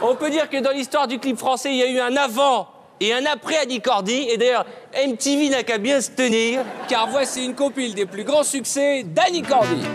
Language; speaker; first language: French; native; French